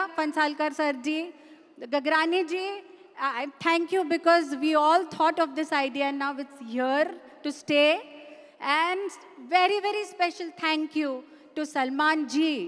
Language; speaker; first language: Hindi; non-native, local second language; Marathi